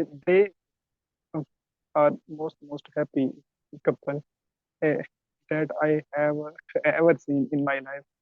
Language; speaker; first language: English; non-native, learner; Urdu